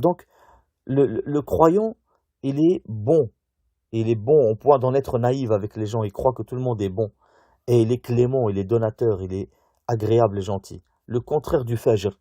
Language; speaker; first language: French; native; French